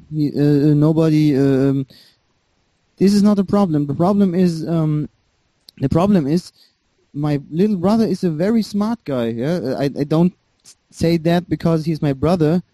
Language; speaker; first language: English; non-native, fluent; German